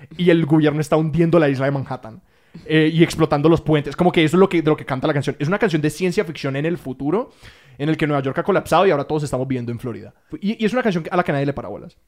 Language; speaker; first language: Spanish; native; Spanish